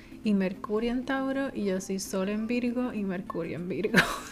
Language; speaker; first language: Spanish; native; Spanish